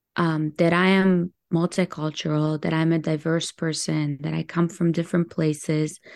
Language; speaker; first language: English; early bilingual, other home language; Hebrew